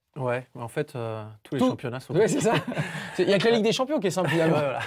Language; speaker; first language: French; native; French